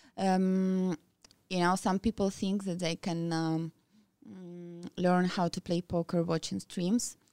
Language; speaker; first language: English; non-native, fluent; Ukrainian